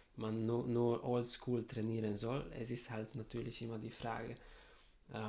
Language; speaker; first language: German; non-native, fluent; Hungarian